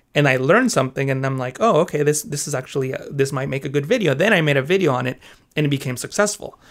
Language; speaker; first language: English; early bilingual, other home language; Spanish